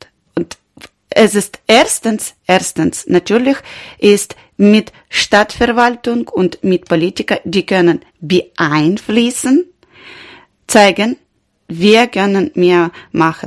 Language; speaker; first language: German; non-native, learner; Ukrainian